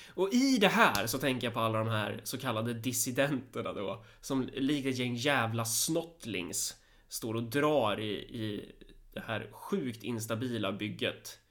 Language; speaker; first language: Swedish; native; Swedish